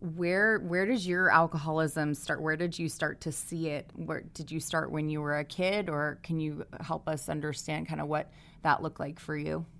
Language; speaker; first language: English; native; English